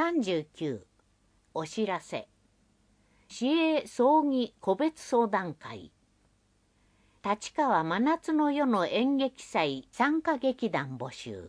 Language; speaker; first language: Japanese; native; Japanese